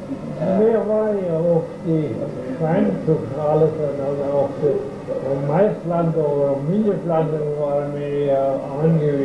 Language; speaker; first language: German; early bilingual, heritage; German